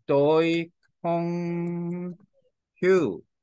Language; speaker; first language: Vietnamese; non-native, learner; Korean